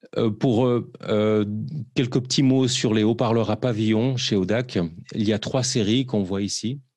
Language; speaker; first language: French; native; French